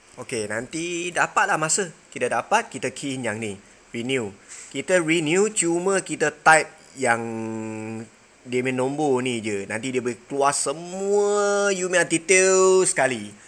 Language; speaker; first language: Malay; non-native, local second language; Chinese